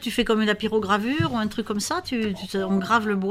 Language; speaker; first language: French; native; French